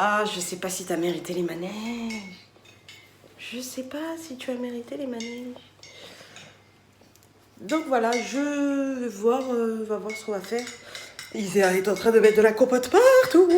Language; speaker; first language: French; native; French